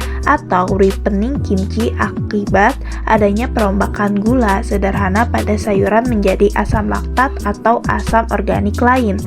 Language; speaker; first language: Indonesian; native; Indonesian